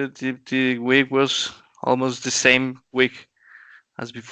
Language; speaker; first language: English; non-native, learner; Spanish